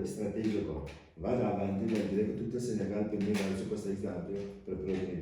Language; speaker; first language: Italian; non-native, fluent; Wolof